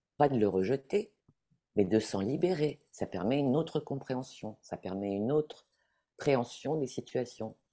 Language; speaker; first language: French; non-native, fluent; Italian